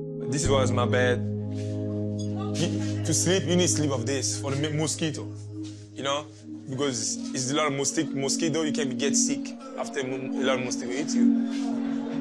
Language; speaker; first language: English; non-native, fluent; Lingala